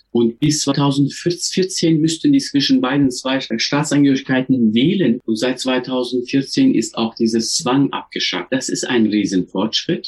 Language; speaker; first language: German; non-native, fluent; Turkish